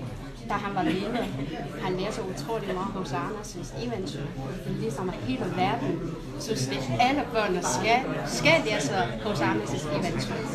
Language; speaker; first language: Danish; non-native, fluent; Chinese